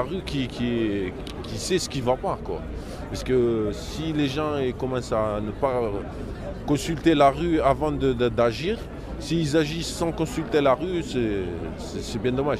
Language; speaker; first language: French; native; French